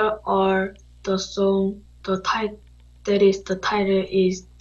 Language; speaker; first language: English; non-native, learner; Korean